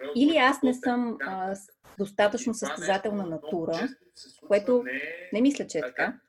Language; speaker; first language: Bulgarian; native; Bulgarian